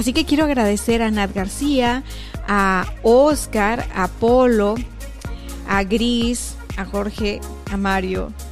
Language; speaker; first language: Spanish; native; Spanish